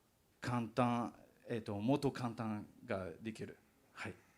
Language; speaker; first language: Japanese; non-native, learner; English